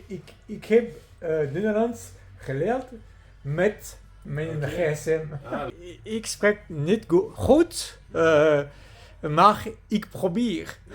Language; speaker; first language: Dutch; non-native, learner; French